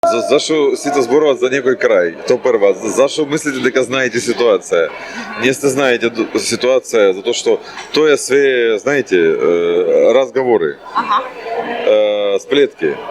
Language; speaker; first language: Macedonian; non-native, fluent; Russian